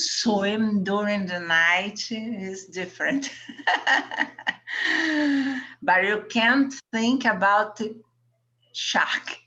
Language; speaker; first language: English; non-native, learner; Portuguese